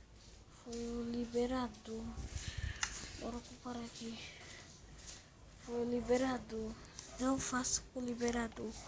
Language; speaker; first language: Portuguese; native; Portuguese